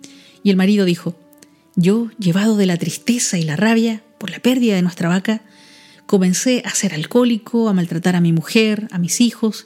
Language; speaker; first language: Spanish; native; Spanish